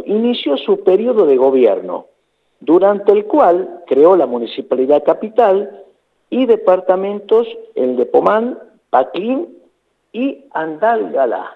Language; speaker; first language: Spanish; native; Spanish